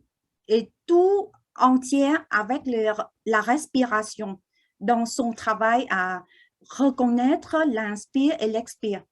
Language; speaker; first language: French; non-native, fluent; Vietnamese